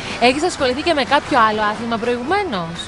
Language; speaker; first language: Greek; native; Greek